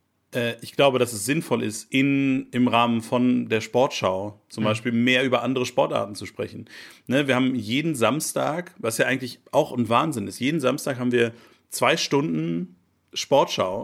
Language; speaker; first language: German; native; German